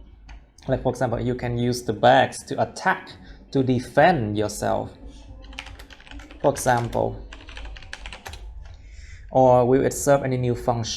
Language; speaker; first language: English; non-native, fluent; Vietnamese